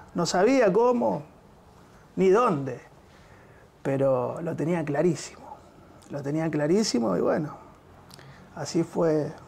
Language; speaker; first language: Spanish; native; Spanish